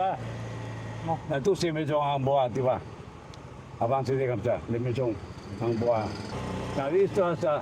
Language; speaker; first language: French; non-native, learner; Thai